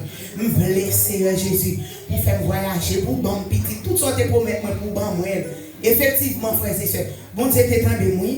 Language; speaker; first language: French; non-native, local second language; Haitian Creole